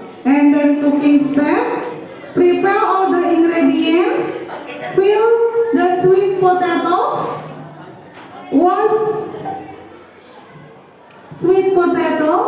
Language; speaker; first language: English; non-native, learner; Indonesian